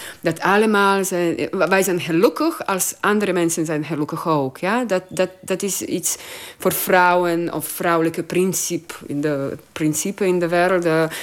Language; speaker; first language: Dutch; non-native, learner; Croatian